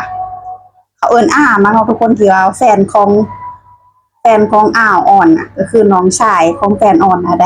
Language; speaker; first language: Thai; non-native, local second language; Lao